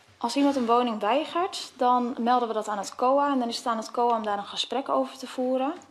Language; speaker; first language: Dutch; native; Dutch